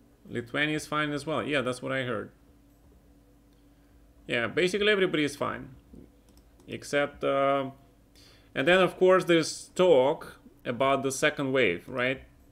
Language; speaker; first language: English; non-native, fluent; Russian